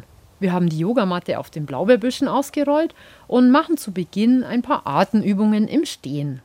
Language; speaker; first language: German; native; German